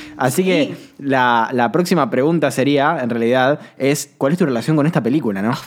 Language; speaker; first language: Spanish; native; Spanish